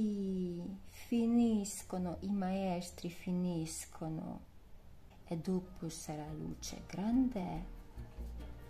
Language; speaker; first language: Italian; non-native, learner; Hungarian